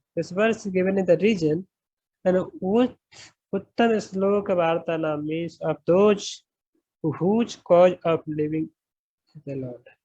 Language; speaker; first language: English; non-native, local second language; Hindi